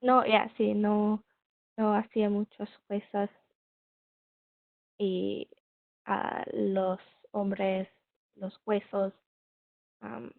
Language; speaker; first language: Spanish; non-native, learner; English